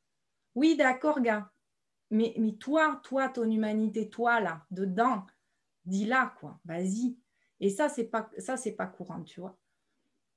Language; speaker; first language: French; native; French